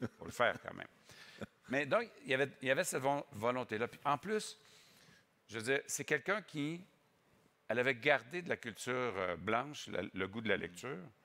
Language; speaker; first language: French; native; French